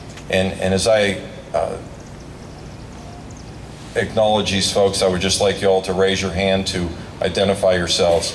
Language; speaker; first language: English; native; English